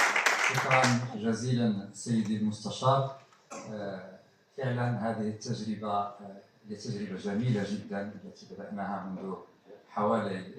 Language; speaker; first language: Arabic; native; Arabic